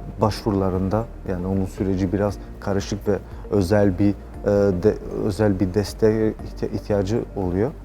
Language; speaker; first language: Turkish; non-native, fluent; Albanian